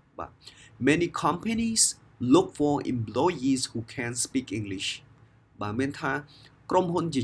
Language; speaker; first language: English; non-native, fluent; Khmer